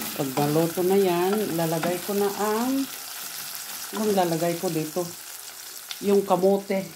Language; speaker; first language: Filipino; non-native, local second language; Iloko